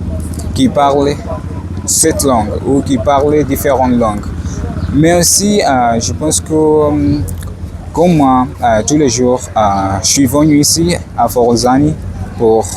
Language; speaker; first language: French; non-native, learner; Swahili